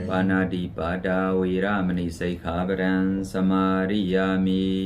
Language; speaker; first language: Korean; non-native, fluent; Burmese